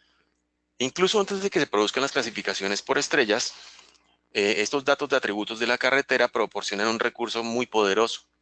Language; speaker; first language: Spanish; native; Spanish